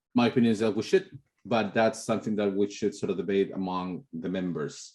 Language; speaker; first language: English; non-native, fluent; Spanish